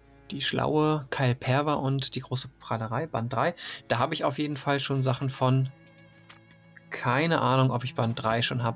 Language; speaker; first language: German; native; German